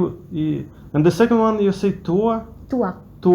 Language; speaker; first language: English; non-native, learner; Russian